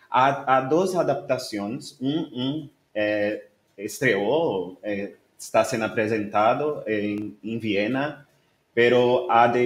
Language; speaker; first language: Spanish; non-native, learner; Portuguese